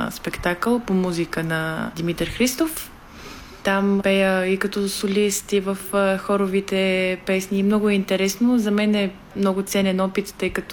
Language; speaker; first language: Bulgarian; native; Bulgarian